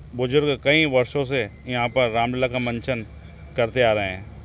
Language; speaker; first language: Hindi; native; Hindi